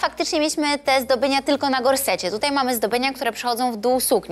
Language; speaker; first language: Polish; native; Polish